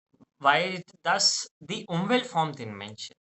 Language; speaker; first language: German; non-native, fluent; Hindi